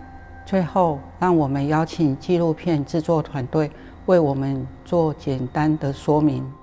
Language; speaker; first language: Chinese; native; Chinese